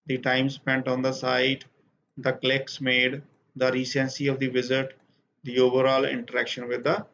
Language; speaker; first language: English; non-native, local second language; Punjabi